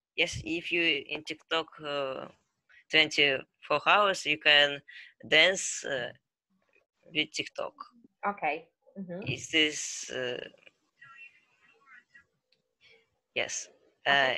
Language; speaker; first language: English; non-native, learner; Russian